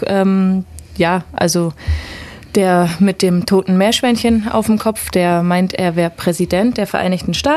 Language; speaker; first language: German; native; German